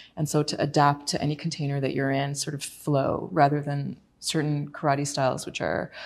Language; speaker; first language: English; native; English